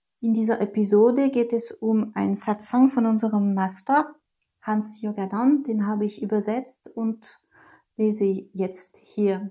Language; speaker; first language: German; non-native, fluent; French